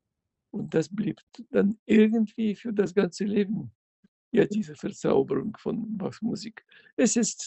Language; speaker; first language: German; non-native, fluent; Russian